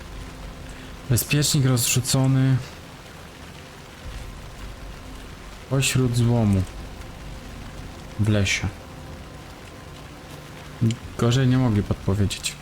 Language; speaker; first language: Polish; native; Polish